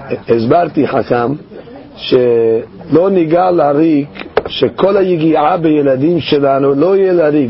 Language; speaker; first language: Hebrew; non-native, fluent; English